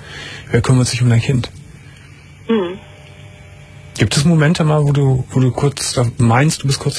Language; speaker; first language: German; native; German